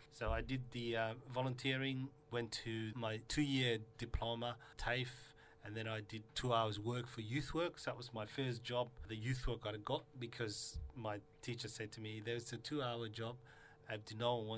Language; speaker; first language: English; non-native, fluent; Somali